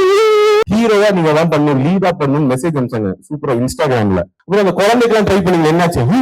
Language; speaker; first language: Tamil; native; Tamil